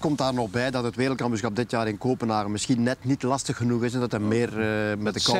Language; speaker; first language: Dutch; native; Dutch